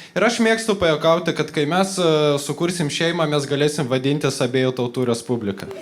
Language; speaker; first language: Lithuanian; non-native, local second language; Polish